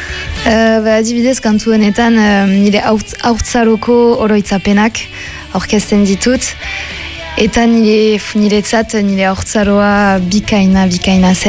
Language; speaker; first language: Basque; non-native, local second language; French